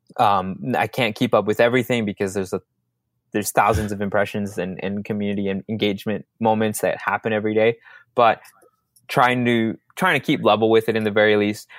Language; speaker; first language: English; early bilingual, other home language; Spanish